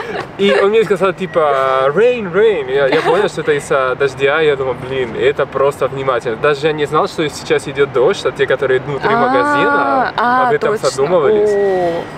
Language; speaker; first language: Russian; non-native, fluent; Spanish